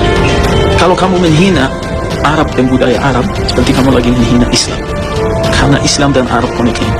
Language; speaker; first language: Indonesian; non-native, fluent; Arabic